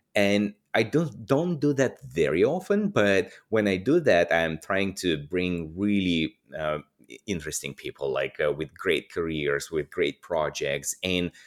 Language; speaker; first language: English; non-native, fluent; Russian